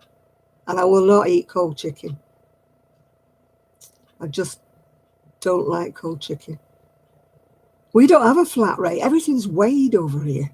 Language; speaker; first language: English; native; English